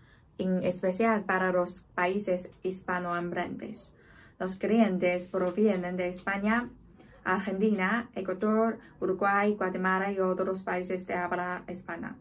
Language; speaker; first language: Spanish; non-native, fluent; Chinese